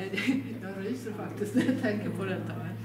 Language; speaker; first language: Swedish; native; Swedish